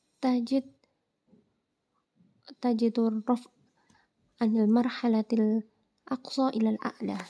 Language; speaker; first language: Arabic; non-native, learner; Indonesian